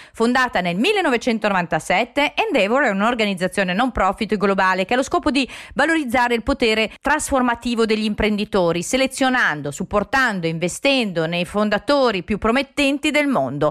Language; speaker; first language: Italian; native; Italian